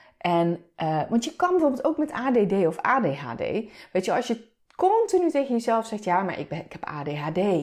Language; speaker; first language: Dutch; early bilingual, other home language; Turkish